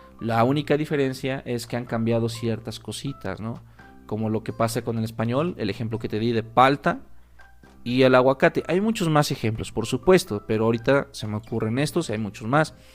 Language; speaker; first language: Spanish; native; Spanish